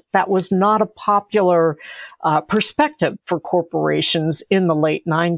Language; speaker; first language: English; native; English